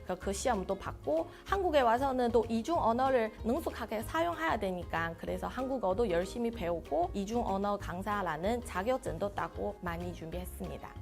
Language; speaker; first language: Korean; non-native, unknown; Chinese